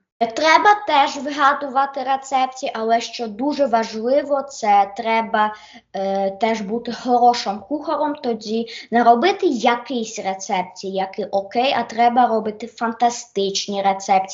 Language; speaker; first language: Ukrainian; early bilingual, heritage; Ukrainian